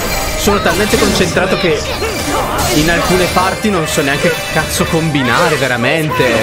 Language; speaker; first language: Italian; native; Italian